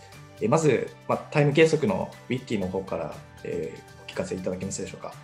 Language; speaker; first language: Japanese; native; Japanese